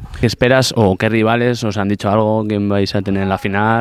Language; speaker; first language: Spanish; native; Spanish